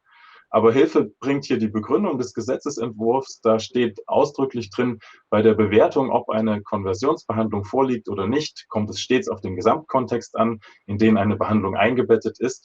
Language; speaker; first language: German; native; German